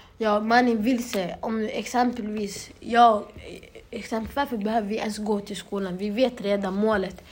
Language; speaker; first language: Swedish; early bilingual, other home language; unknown